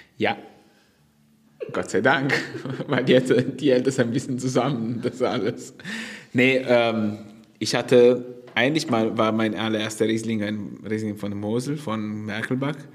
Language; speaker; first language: German; non-native, fluent; Italian